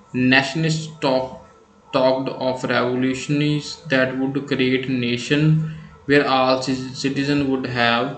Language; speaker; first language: English; non-native, local second language; Punjabi